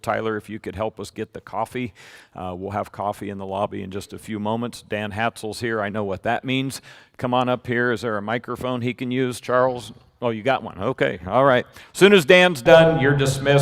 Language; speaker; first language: English; native; English